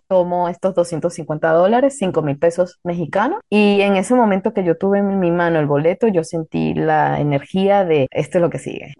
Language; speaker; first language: Spanish; native; Spanish